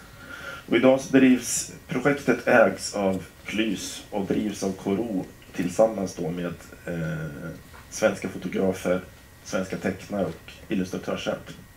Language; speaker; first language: Swedish; native; Swedish